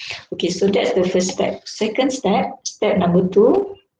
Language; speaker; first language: English; non-native, local second language; Malay